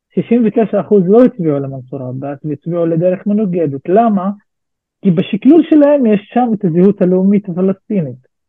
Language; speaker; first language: Hebrew; non-native, local second language; Arabic